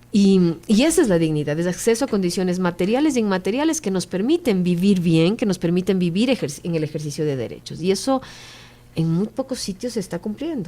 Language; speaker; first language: Spanish; native; Spanish